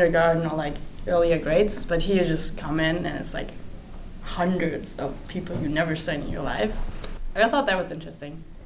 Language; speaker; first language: English; non-native, fluent; German